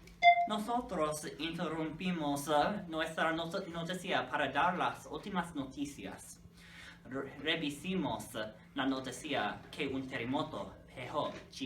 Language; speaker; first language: Spanish; non-native, learner; English